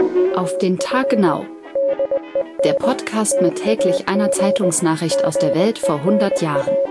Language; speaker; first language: German; native; German